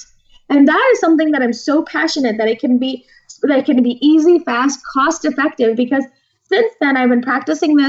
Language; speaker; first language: English; native; English